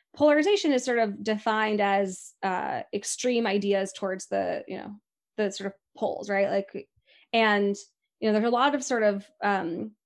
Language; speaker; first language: English; native; English